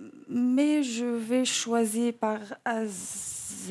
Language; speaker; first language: French; non-native, learner; English